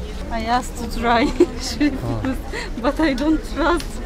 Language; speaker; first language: English; non-native, learner; Russian